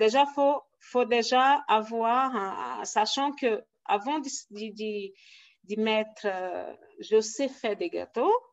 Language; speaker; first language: French; non-native, fluent; Portuguese